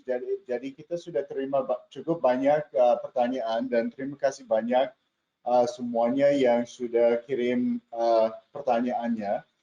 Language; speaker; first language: Indonesian; non-native, fluent; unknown